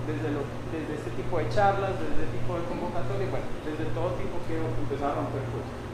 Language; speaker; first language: Spanish; native; Spanish